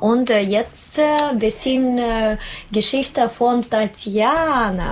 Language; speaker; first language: German; non-native, learner; Russian